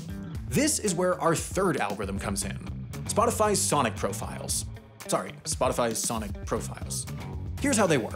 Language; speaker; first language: English; native; English